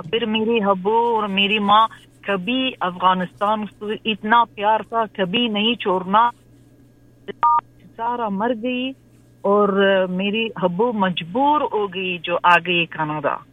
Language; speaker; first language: Hindi; non-native, learner; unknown